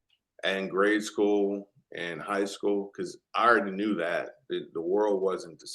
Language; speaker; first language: English; native; English